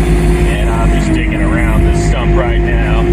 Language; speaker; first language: English; native; English